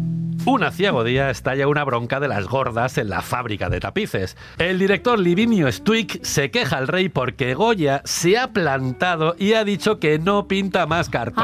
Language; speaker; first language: Spanish; native; Spanish